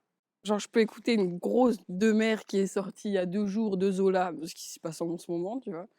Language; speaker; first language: French; native; French